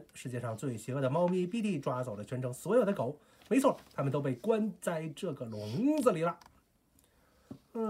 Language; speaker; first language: Chinese; native; Chinese